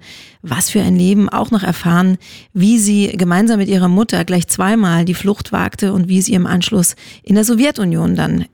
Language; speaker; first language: German; native; German